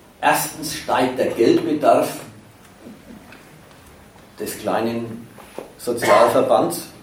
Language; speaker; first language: German; native; German